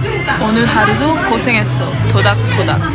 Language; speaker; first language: Korean; non-native, fluent; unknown